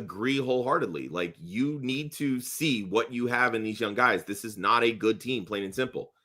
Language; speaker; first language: English; native; English